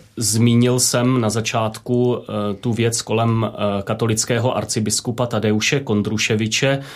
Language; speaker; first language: Czech; native; Czech